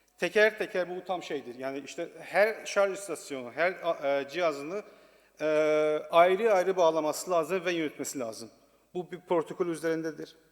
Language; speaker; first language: Turkish; non-native, learner; Persian